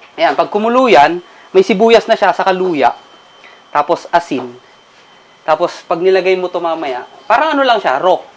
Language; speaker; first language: Filipino; non-native, local second language; Iloko